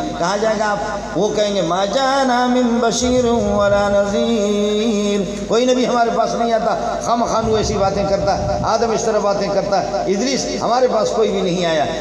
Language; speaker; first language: Urdu; non-native, local second language; Baluchi